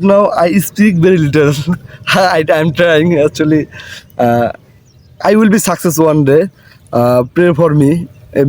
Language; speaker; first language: English; non-native, learner; Bangla